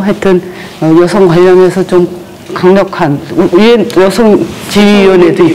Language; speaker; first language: Korean; native; Korean